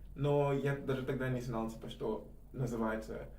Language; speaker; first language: Russian; non-native, fluent; English